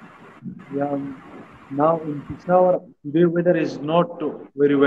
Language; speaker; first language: English; non-native, learner; Pashto